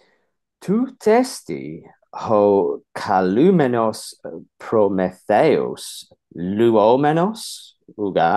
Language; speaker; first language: Greek; non-native, fluent; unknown